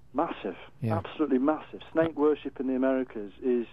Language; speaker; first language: English; native; English